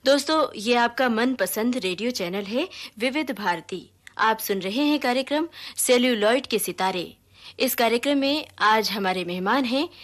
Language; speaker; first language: Hindi; native; Hindi